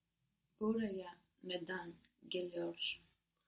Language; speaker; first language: Turkish; non-native, learner; English